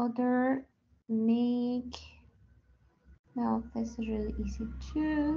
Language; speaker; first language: English; non-native, learner; Spanish